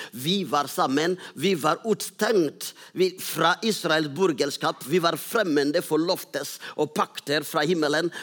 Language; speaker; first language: Norwegian; non-native, fluent; Rundi